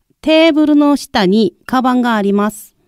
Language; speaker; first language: Japanese; non-native, fluent; Korean